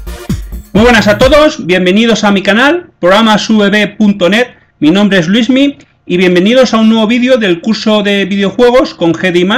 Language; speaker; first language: Spanish; native; Spanish